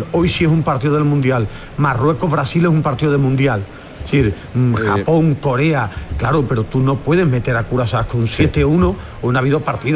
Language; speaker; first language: Spanish; native; Spanish